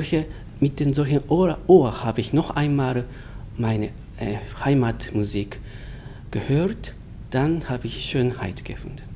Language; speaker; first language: German; non-native, learner; Japanese